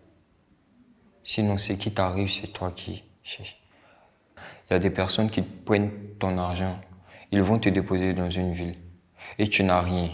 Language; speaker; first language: French; non-native, local second language; Bambara